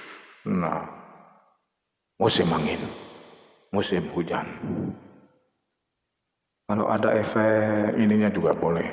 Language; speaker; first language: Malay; non-native, local second language; Achinese